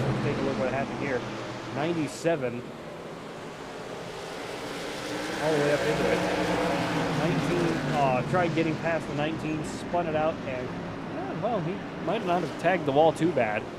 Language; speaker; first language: English; native; English